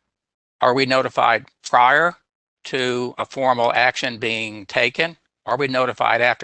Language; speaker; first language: English; native; English